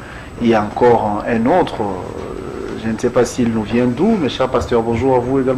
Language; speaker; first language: French; non-native, local second language; Lingala